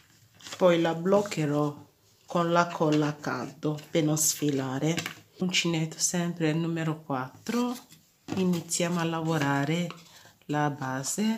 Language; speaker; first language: Italian; non-native, fluent; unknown